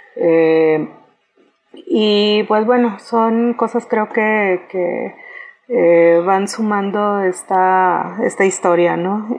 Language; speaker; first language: Spanish; native; Spanish